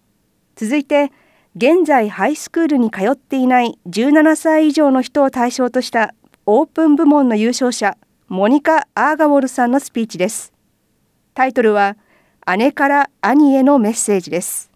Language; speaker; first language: Japanese; native; Japanese